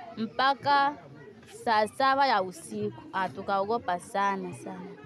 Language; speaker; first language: Swahili; native; Swahili